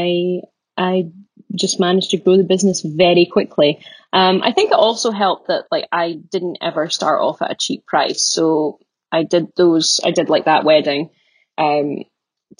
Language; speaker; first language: English; native; English